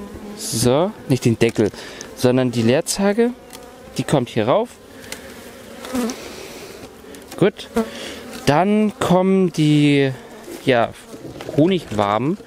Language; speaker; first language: German; native; German